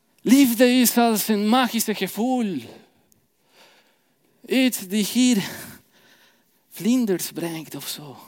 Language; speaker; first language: Dutch; non-native, fluent; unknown